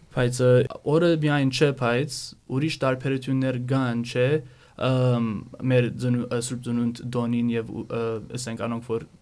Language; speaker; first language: Armenian; early bilingual, heritage; Armenian